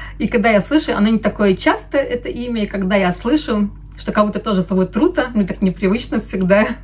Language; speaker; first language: Russian; non-native, local second language; Lithuanian